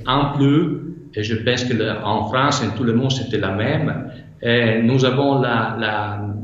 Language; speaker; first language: French; non-native, fluent; Italian